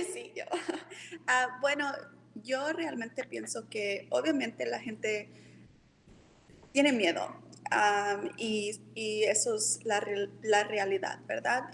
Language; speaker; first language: Spanish; early bilingual, heritage; Spanish